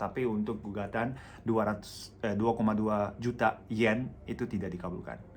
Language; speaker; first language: Indonesian; non-native, fluent; Japanese